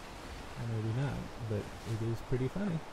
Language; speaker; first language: English; native; English